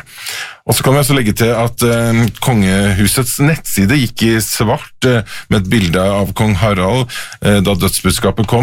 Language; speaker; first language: Norwegian; native; Norwegian